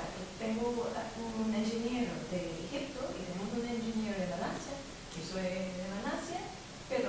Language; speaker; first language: Spanish; non-native, fluent; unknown